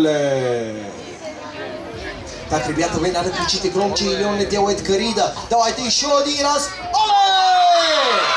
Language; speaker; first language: Russian; non-native, learner; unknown